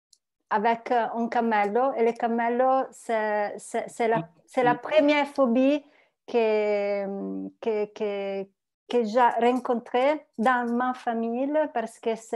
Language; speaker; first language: French; non-native, learner; Italian